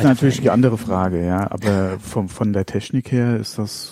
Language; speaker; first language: German; native; German